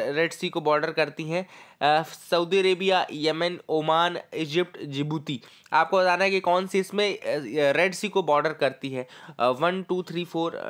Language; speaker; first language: Hindi; native; Hindi